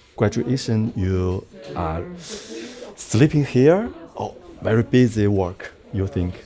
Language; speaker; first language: English; non-native, learner; Chinese